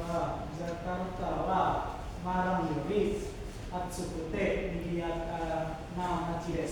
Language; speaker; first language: Japanese; non-native, learner; Indonesian